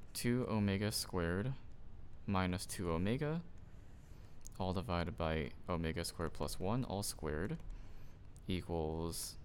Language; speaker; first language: English; native; English